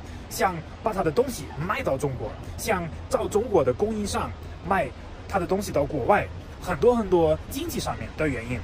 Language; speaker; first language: Chinese; non-native, fluent; German